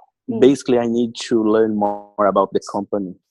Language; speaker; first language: English; non-native, learner; Portuguese